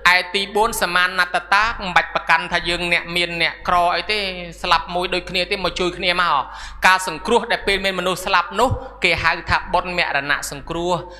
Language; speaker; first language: Khmer; native; Khmer